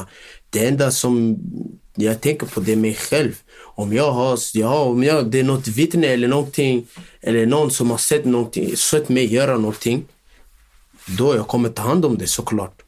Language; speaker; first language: Swedish; non-native, local second language; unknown